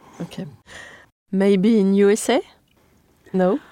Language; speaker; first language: English; non-native, learner; French